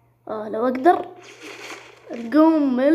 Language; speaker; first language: Arabic; native; Arabic